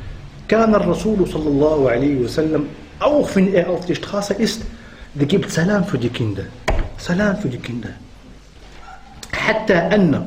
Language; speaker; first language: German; non-native, fluent; Arabic